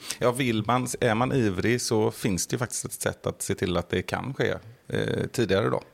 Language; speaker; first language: Swedish; native; Swedish